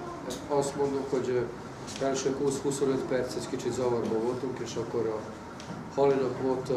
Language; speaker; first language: Hungarian; non-native, fluent; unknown